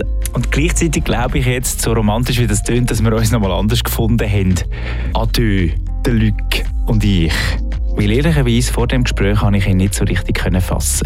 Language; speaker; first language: German; native; German